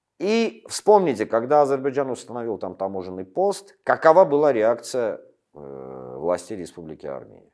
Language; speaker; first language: Russian; non-native, local second language; Armenian